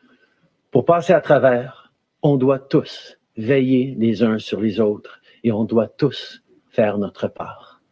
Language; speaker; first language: French; native; French